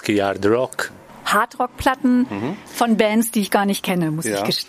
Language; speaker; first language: German; native; German